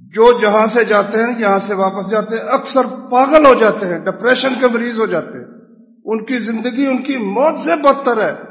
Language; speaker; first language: Urdu; non-native, local second language; Punjabi